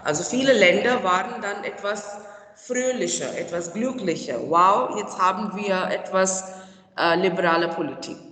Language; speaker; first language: German; non-native, fluent; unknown